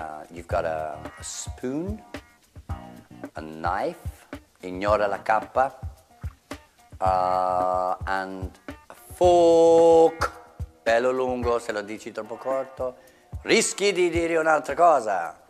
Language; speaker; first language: Italian; non-native, fluent; English